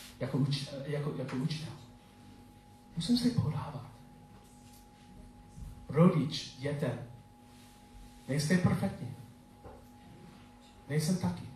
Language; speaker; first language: Czech; non-native, learner; English